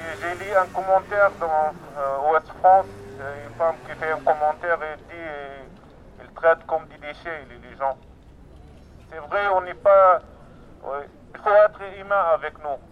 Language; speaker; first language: French; non-native, learner; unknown